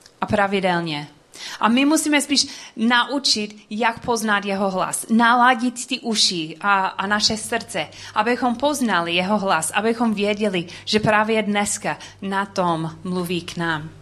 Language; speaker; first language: Czech; non-native, learner; English